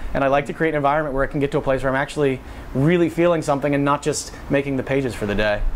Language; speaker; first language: English; native; English